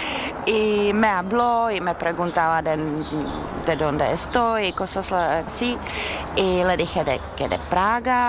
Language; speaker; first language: Spanish; non-native, learner; Czech